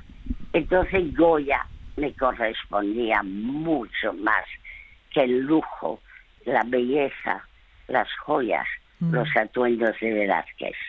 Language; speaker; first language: Spanish; early bilingual, other home language; French